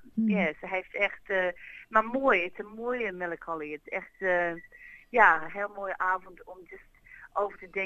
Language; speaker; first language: Dutch; early bilingual, heritage; English